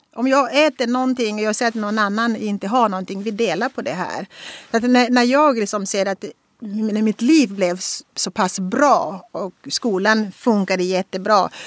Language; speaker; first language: Swedish; non-native, fluent; Portuguese